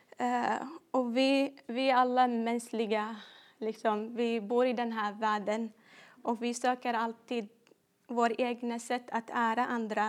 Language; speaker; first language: Swedish; non-native, fluent; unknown